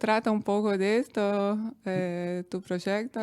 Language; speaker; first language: Spanish; non-native, fluent; Portuguese